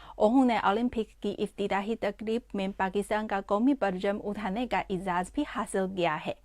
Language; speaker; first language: Urdu; non-native, fluent; Chinese